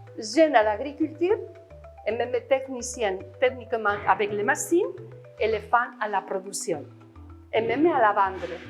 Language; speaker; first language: French; non-native, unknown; Spanish